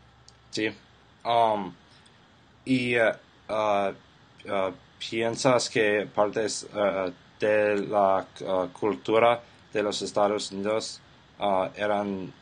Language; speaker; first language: Spanish; non-native, learner; English